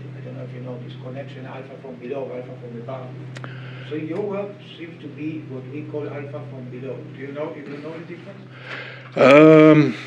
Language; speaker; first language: English; non-native, fluent; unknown